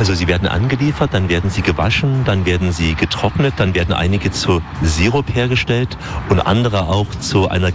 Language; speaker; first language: German; native; German